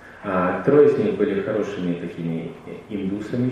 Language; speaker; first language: Russian; native; Russian